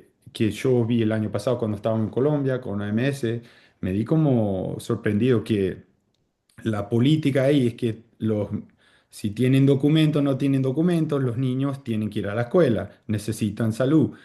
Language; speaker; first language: Spanish; early bilingual, heritage; Spanish